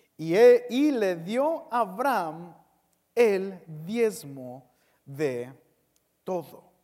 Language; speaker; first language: Spanish; early bilingual, heritage; Spanish